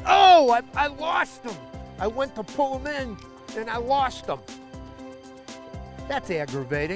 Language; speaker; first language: English; native; English